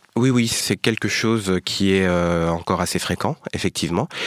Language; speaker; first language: French; native; French